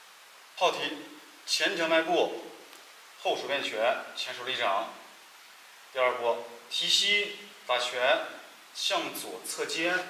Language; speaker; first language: Chinese; native; Chinese